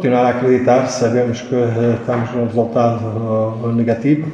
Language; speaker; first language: Portuguese; native; Portuguese